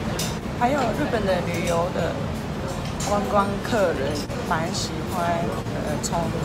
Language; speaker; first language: Chinese; non-native, fluent; Japanese